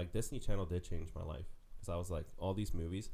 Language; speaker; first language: English; non-native, fluent; Spanish